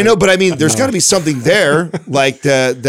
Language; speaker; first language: English; native; English